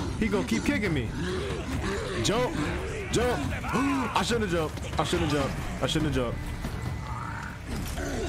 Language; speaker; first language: English; native; English